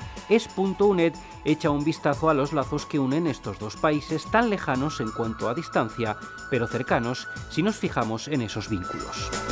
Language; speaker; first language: Spanish; native; Spanish